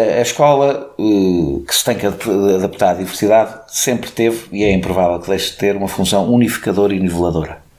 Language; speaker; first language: Portuguese; native; Portuguese